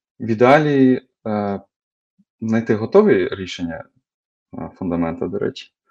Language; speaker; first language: Ukrainian; native; Ukrainian